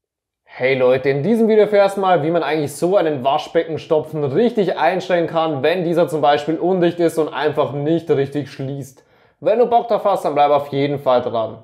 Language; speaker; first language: German; native; German